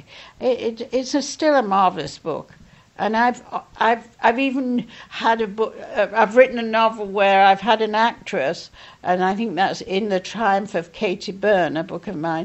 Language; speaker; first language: English; native; English